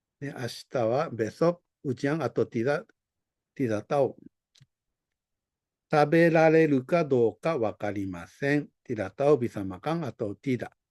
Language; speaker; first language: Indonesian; non-native, fluent; Japanese